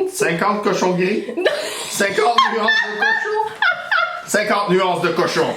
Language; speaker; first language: French; native; French